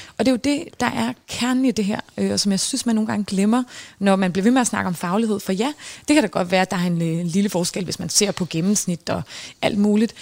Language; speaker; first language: Danish; native; Danish